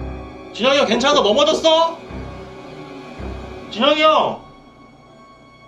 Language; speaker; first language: Korean; native; Korean